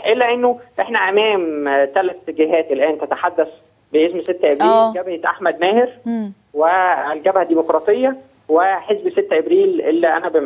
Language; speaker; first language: Arabic; native; Arabic